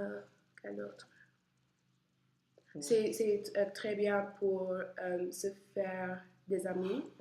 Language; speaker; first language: French; non-native, learner; English